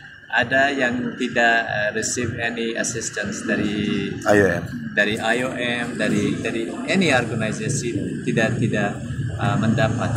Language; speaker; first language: Indonesian; non-native, learner; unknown